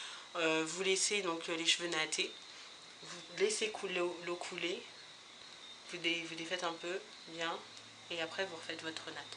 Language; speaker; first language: French; native; French